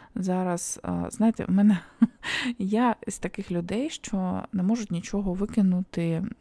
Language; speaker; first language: Ukrainian; non-native, local second language; Russian